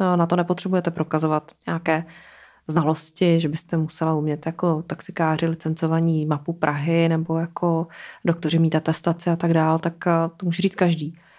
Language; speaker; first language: Czech; native; Czech